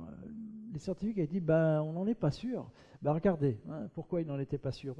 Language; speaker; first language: French; native; French